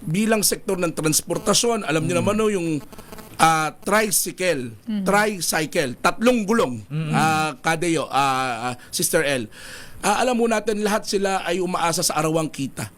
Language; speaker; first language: Filipino; native; Filipino